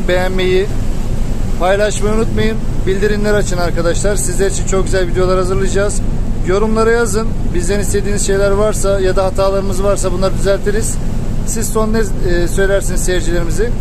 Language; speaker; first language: Turkish; native; Turkish